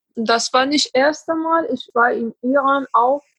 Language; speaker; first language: German; non-native, learner; Persian